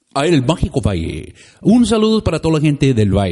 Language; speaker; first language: Spanish; early bilingual, other home language; English